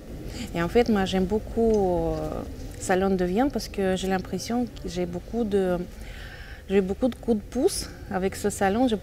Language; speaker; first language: French; non-native, fluent; Russian